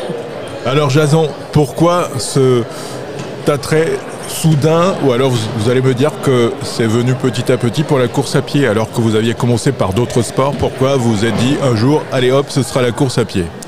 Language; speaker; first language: French; native; French